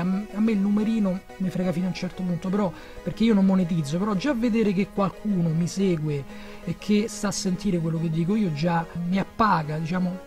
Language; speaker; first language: Italian; native; Italian